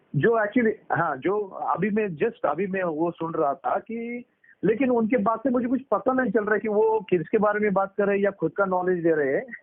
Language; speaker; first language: Hindi; native; Hindi